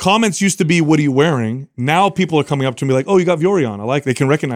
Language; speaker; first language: English; native; English